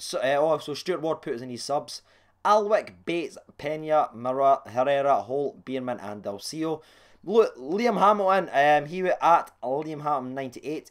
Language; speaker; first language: English; native; English